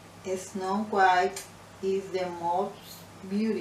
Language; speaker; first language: English; non-native, learner; Spanish